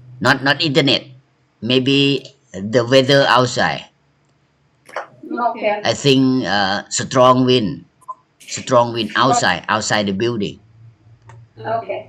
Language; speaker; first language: English; non-native, learner; Thai